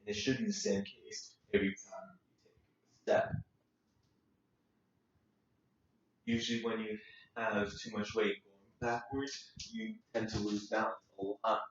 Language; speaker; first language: English; native; English